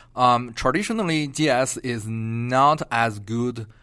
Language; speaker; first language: English; non-native, fluent; Chinese